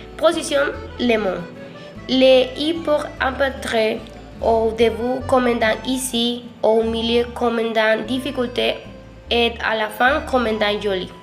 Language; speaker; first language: French; non-native, learner; Spanish